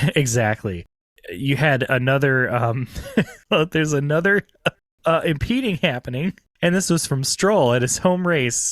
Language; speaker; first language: English; native; English